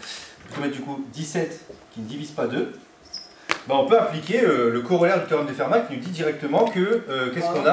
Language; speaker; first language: French; native; French